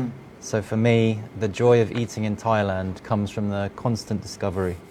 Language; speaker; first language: English; non-native, fluent; French